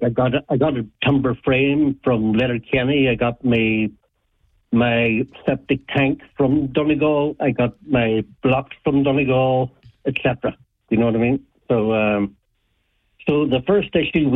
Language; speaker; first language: English; native; English